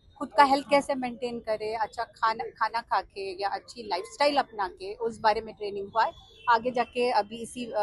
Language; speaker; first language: Hindi; non-native, local second language; Marathi